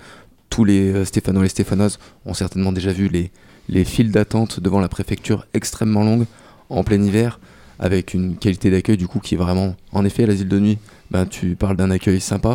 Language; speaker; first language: French; native; French